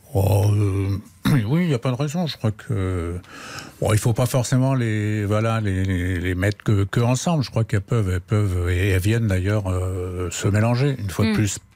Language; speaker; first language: French; native; French